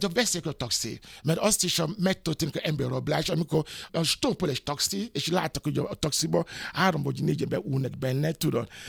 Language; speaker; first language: Hungarian; non-native, learner; Yoruba